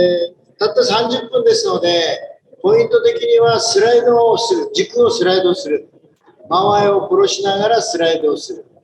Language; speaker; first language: Japanese; native; Japanese